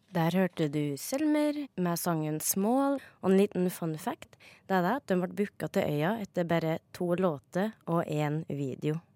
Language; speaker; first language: Norwegian; native; Norwegian